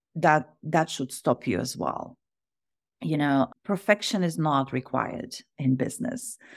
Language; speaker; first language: English; non-native, fluent; Russian